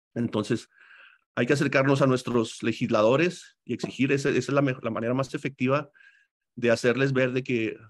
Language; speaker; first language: Spanish; native; Spanish